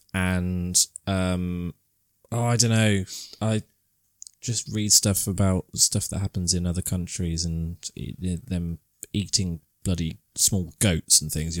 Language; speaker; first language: English; native; English